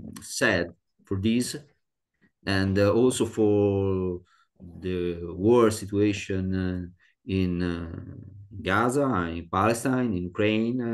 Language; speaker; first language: English; non-native, learner; Italian